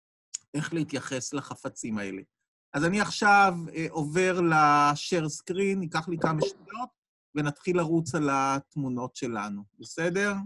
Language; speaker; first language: Hebrew; native; Hebrew